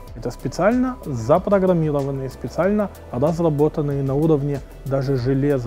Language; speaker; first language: Russian; native; Russian